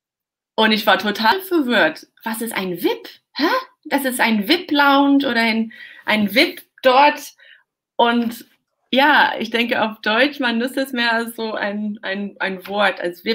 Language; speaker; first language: German; non-native, fluent; English